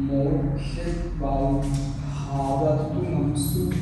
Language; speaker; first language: Vietnamese; non-native, learner; Hindi